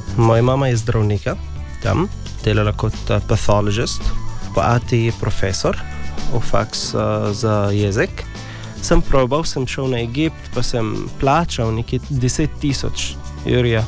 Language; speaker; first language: Slovenian; non-native, learner; Arabic